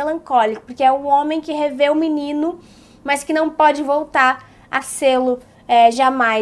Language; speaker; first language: Portuguese; native; Portuguese